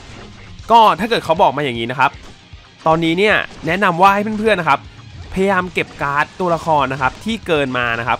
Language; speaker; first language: Thai; native; Thai